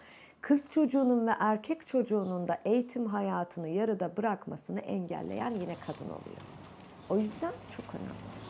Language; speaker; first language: Turkish; native; Turkish